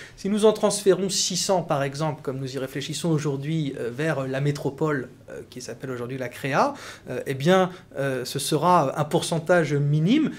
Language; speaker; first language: French; native; French